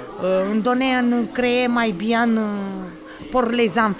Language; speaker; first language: French; non-native, learner; Romanian